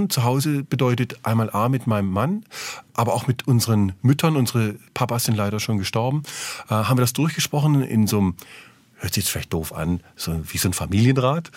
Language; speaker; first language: German; native; German